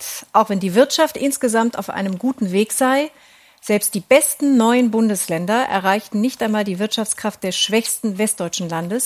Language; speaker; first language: German; native; German